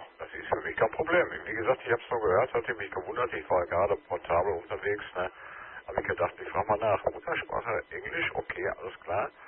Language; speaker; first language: German; native; German